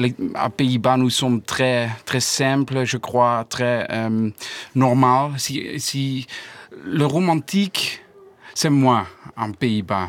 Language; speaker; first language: French; non-native, learner; Dutch